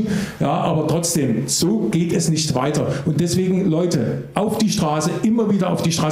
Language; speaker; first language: German; native; German